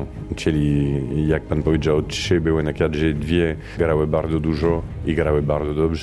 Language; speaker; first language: Polish; non-native, fluent; Italian